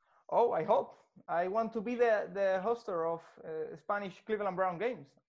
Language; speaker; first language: English; non-native, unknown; Spanish